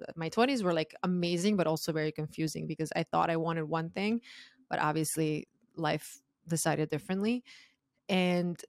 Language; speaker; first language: English; non-native, fluent; Croatian